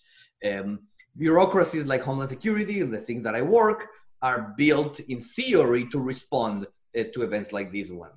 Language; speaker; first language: English; non-native, fluent; Spanish